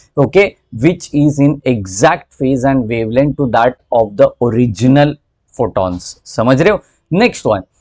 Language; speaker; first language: Hindi; native; Hindi